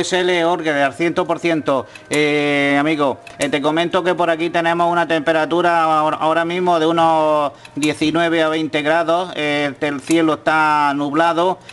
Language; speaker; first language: Spanish; native; Spanish